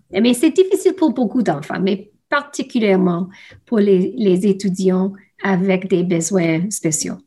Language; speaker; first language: French; non-native, learner; English